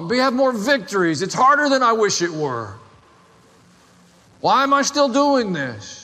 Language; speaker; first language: English; native; English